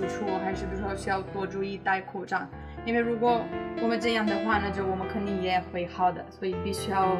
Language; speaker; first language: Chinese; non-native, fluent; Italian